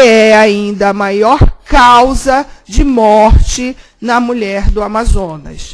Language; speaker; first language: Portuguese; native; Portuguese